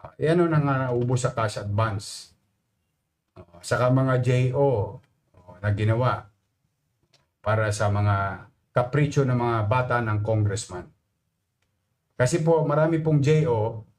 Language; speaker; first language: Filipino; native; Filipino